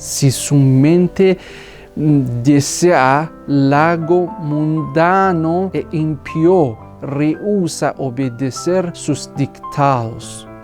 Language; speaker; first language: Spanish; non-native, fluent; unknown